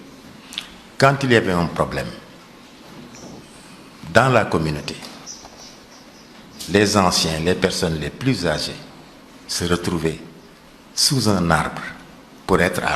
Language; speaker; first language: French; non-native, local second language; Wolof